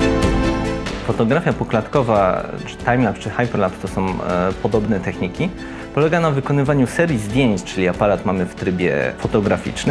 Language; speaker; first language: Polish; native; Polish